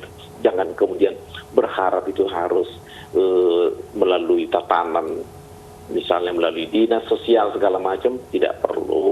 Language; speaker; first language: Indonesian; native; Indonesian